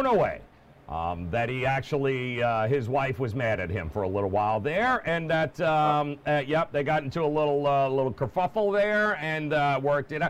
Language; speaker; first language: English; native; English